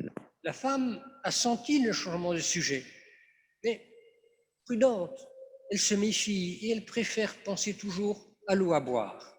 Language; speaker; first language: French; native; French